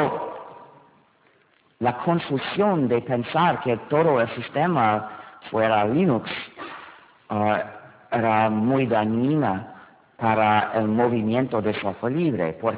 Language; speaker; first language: Spanish; non-native, fluent; English